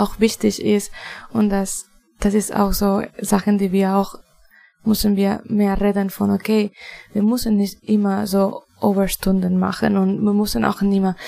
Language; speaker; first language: German; non-native, fluent; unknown